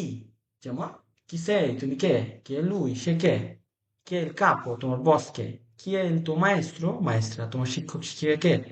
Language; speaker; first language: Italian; non-native, fluent; Bangla